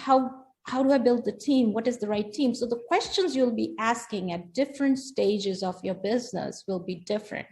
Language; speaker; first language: English; non-native, local second language; Hindi